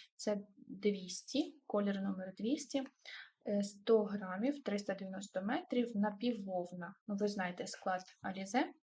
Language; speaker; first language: Ukrainian; non-native, local second language; Russian